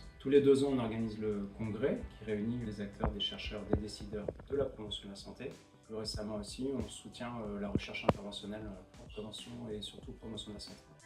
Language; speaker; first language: French; native; French